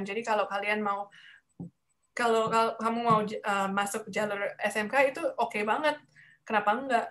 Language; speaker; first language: Indonesian; early bilingual, heritage; Indonesian